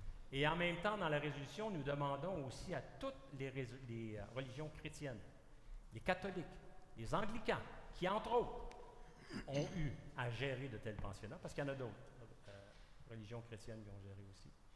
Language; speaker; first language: French; native; French